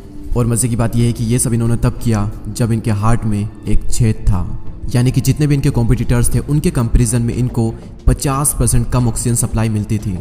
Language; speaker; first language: Hindi; native; Hindi